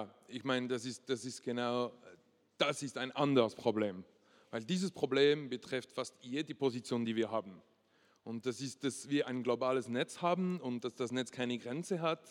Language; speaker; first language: German; non-native, local second language; French